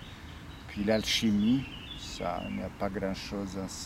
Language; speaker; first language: French; non-native, fluent; Serbian